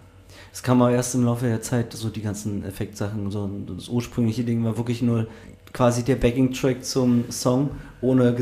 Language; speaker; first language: German; native; German